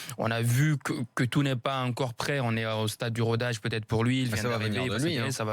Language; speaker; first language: French; native; French